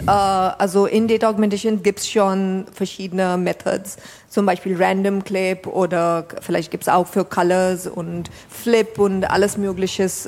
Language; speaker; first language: German; non-native, fluent; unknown